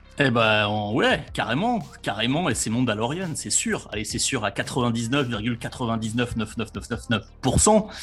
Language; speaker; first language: French; native; French